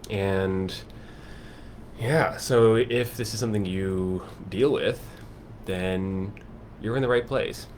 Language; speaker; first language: English; native; English